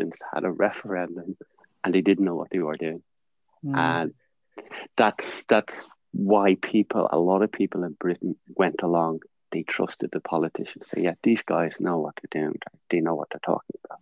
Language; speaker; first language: English; native; English